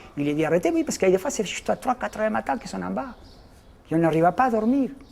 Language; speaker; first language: French; non-native, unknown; Spanish